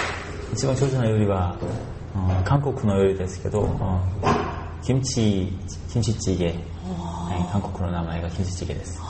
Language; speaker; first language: Japanese; non-native, learner; Korean